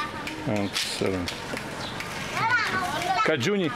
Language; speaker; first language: English; non-native, learner; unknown